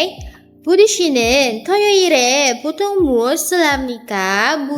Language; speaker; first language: Korean; non-native, learner; Indonesian